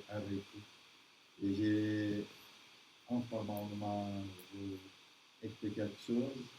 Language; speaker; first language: French; non-native, learner; Portuguese